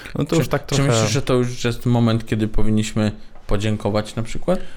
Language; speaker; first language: Polish; native; Polish